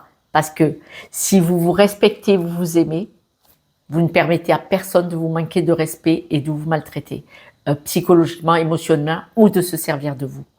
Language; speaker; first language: French; native; French